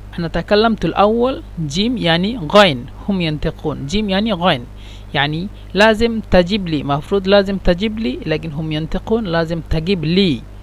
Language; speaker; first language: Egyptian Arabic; non-native, learner; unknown